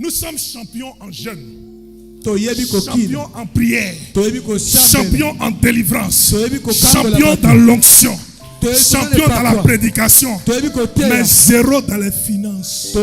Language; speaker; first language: French; native; French